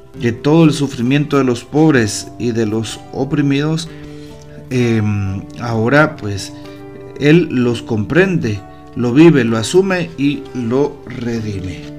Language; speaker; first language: Spanish; native; Spanish